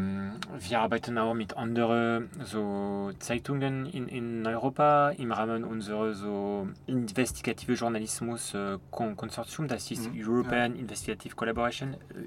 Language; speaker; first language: German; non-native, fluent; French